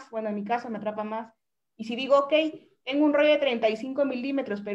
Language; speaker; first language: Spanish; native; Spanish